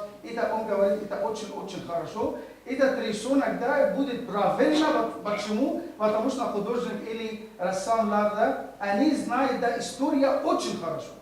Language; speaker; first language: Russian; non-native, learner; Arabic